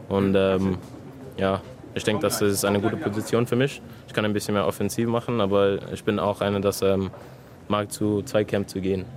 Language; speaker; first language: German; non-native, learner; English